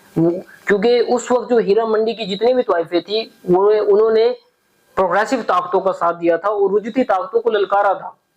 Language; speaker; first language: Urdu; native; Urdu